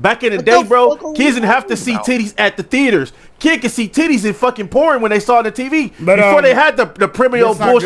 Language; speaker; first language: English; native; English